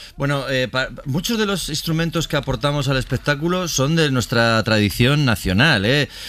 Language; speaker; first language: Spanish; native; Spanish